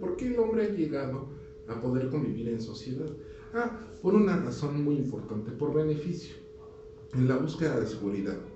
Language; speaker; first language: Spanish; native; Spanish